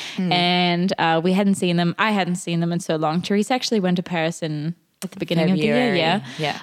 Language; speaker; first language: English; non-native, fluent; German